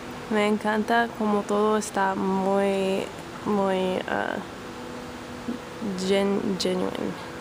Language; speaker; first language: Spanish; non-native, learner; English